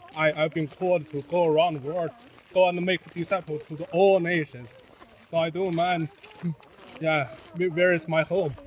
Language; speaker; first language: English; non-native, learner; Chinese